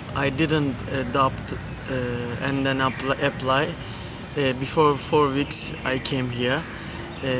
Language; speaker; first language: English; non-native, learner; Turkish